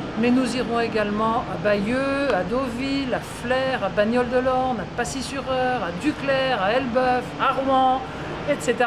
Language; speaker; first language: French; native; French